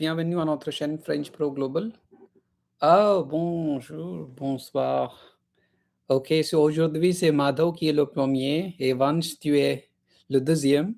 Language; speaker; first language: French; non-native, fluent; Hindi